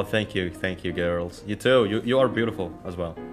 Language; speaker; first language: English; non-native, fluent; Indonesian